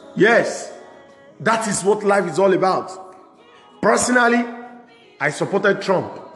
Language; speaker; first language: English; non-native, local second language; Yoruba